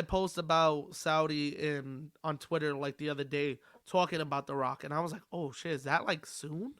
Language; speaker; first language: English; native; English